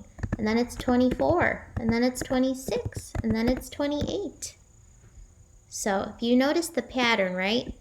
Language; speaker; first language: English; native; English